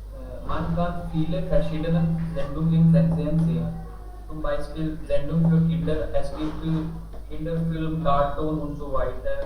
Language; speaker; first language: German; non-native, learner; Hindi